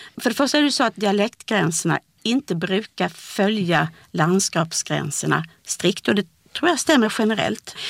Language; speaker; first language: Swedish; native; Swedish